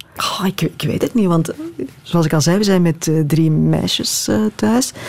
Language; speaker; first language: Dutch; native; Dutch